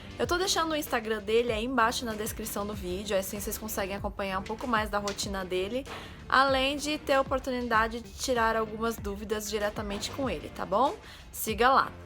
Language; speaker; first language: Portuguese; native; Portuguese